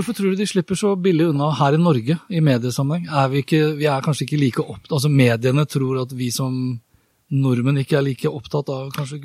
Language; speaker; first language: Norwegian; native; Norwegian